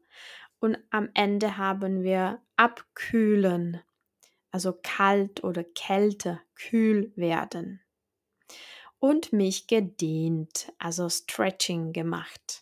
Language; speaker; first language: German; non-native, fluent; Czech